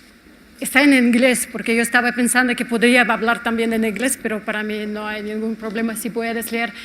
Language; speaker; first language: Spanish; non-native, fluent; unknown